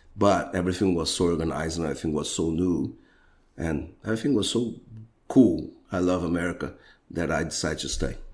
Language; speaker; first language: English; non-native, fluent; Portuguese